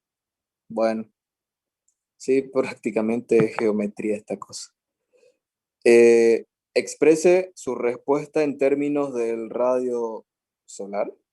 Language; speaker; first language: Spanish; native; Spanish